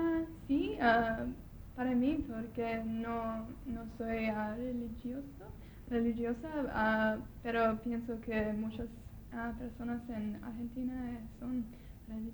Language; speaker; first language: Spanish; non-native, learner; English